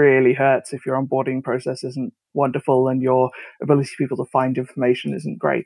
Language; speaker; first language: English; native; English